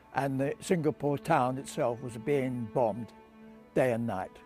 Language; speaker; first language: English; native; English